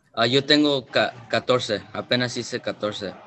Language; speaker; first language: Spanish; early bilingual, heritage; Spanish